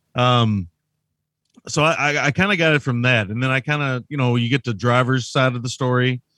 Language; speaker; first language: English; native; English